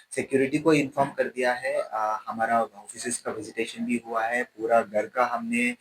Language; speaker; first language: Hindi; non-native, local second language; Marathi